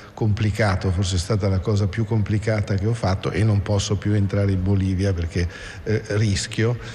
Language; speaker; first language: Italian; native; Italian